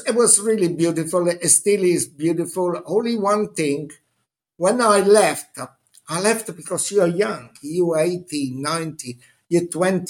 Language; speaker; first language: English; non-native, fluent; Italian